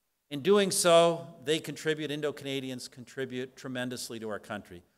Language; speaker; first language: English; native; English